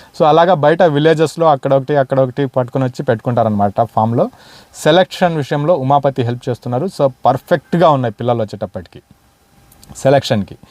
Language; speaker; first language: Telugu; non-native, local second language; Urdu